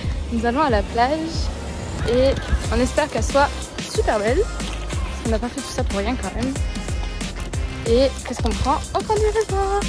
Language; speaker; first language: French; native; French